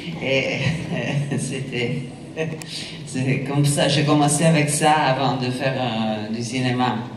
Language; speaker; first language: French; non-native, fluent; Italian